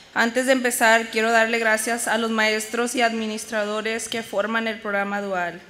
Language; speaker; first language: Spanish; early bilingual, heritage; Spanish